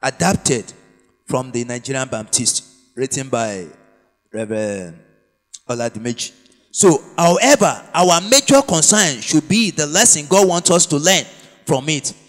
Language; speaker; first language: English; non-native, local second language; Yoruba